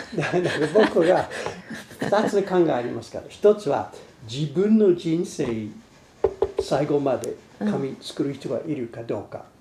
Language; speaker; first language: Japanese; non-native, fluent; English